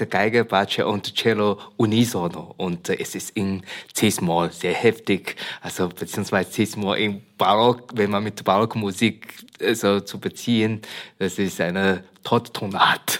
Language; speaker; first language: German; non-native, fluent; Chinese